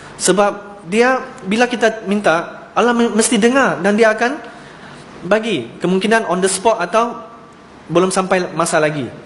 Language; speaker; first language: Malay; non-native, local second language; Chinese